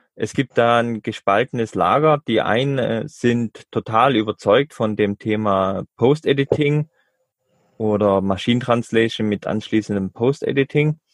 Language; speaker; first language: German; native; German